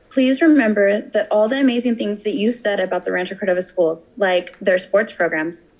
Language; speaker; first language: English; native; English